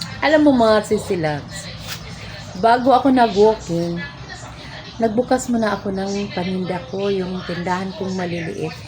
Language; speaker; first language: Filipino; non-native, local second language; Cebuano